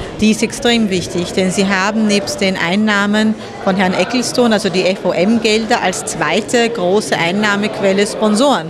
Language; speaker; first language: German; early bilingual, other home language; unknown